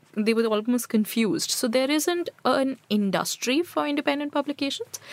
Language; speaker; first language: English; non-native, local second language; Hindi